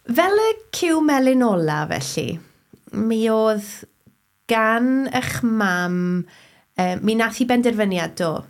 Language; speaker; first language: Welsh; native; Welsh